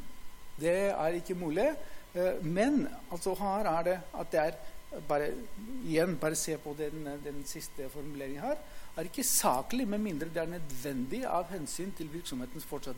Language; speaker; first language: Norwegian; non-native, fluent; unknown